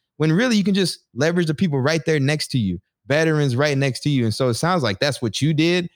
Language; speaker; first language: English; native; English